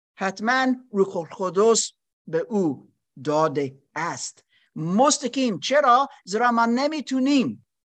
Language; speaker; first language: Persian; non-native, learner; German